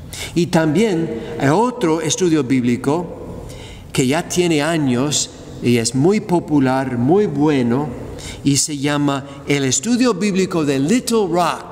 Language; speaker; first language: Spanish; non-native, fluent; English